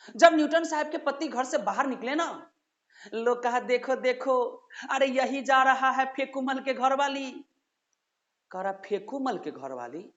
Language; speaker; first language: Hindi; native; Hindi